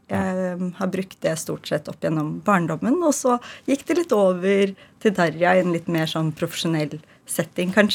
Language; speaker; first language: Norwegian; early bilingual, other home language; Ukrainian